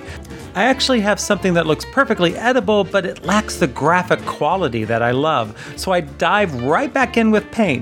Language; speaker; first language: English; native; English